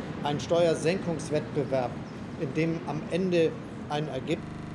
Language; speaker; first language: German; native; German